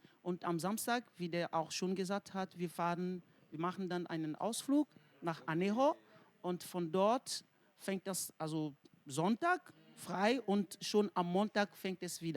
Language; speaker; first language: German; non-native, fluent; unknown